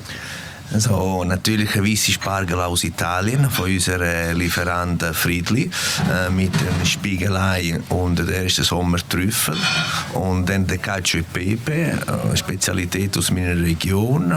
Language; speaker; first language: German; non-native, fluent; Italian